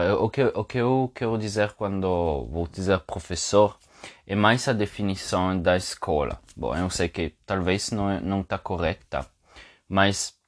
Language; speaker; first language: Portuguese; non-native, fluent; Italian